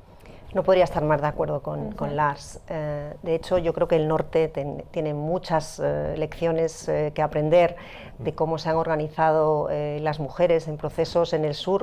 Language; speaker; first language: Spanish; native; Spanish